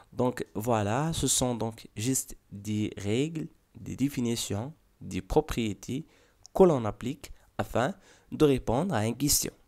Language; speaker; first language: French; non-native, local second language; Arabic